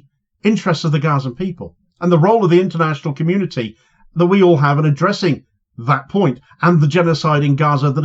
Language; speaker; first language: English; native; English